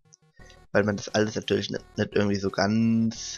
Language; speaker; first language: German; native; German